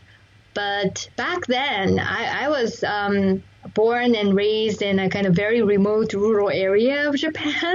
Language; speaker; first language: English; non-native, fluent; Japanese